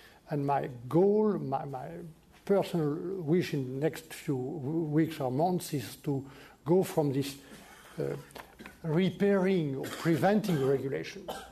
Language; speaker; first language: English; non-native, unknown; French